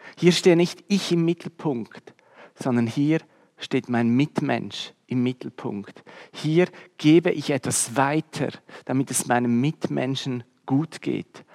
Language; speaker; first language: German; native; German